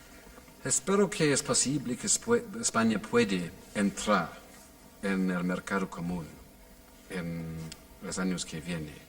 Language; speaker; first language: Spanish; non-native, fluent; English